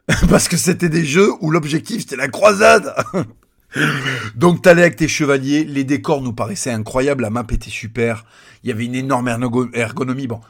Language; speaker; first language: French; native; French